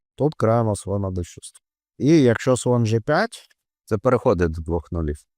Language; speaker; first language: Ukrainian; non-native, local second language; Russian